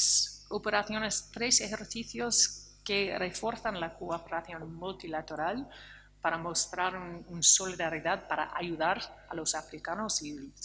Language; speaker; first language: Spanish; non-native, fluent; English